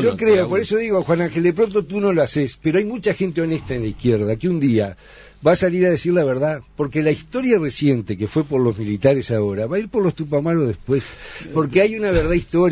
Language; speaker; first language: Spanish; native; Spanish